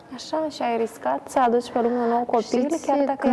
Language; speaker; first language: Romanian; native; Romanian